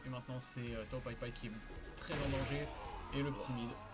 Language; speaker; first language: French; native; French